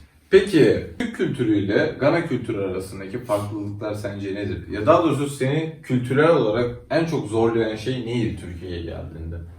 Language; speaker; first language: Turkish; native; Turkish